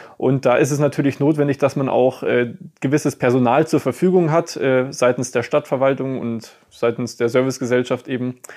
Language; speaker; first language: German; native; German